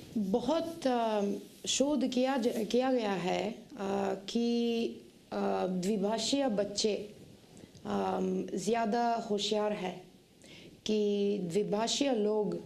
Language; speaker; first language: Hindi; non-native, fluent; Bulgarian